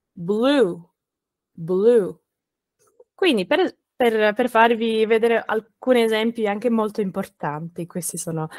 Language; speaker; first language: Italian; non-native, fluent; English